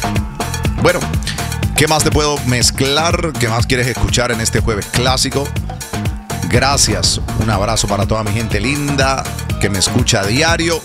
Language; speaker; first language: Spanish; native; Spanish